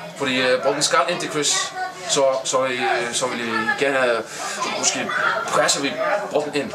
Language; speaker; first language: Danish; non-native, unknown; Icelandic